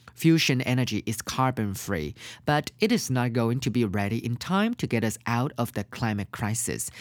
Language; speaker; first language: English; non-native, fluent; Chinese